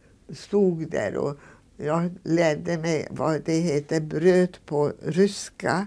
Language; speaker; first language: Swedish; non-native, fluent; Hungarian